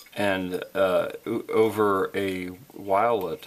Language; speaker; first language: English; native; English